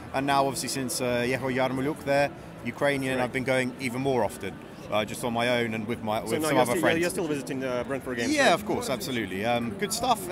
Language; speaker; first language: English; native; English